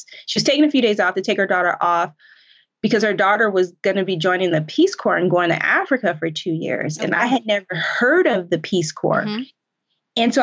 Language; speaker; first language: English; native; English